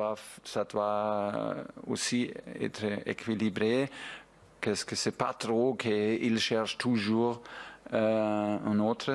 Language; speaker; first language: French; non-native, fluent; German